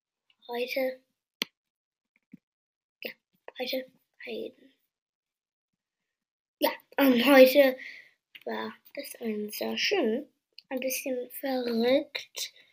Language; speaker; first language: German; non-native, learner; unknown